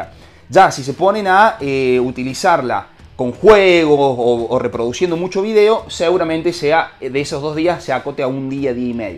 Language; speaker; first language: Spanish; native; Spanish